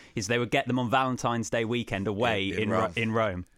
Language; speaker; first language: English; native; English